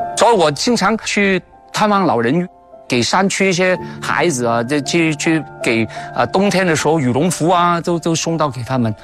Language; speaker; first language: Chinese; non-native, local second language; Cantonese